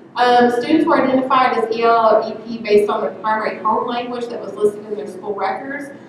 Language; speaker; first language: English; native; English